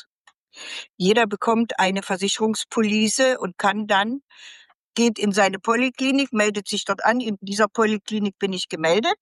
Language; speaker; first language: German; native; German